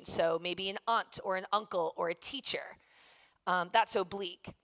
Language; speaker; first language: English; native; English